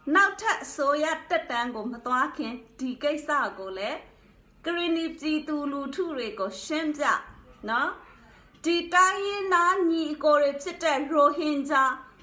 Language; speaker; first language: Burmese; non-native, local second language; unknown